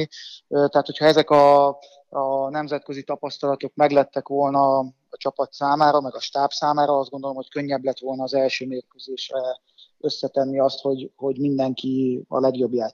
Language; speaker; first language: Hungarian; native; Hungarian